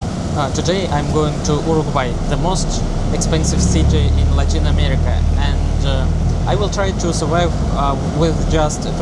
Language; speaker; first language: English; non-native, learner; Russian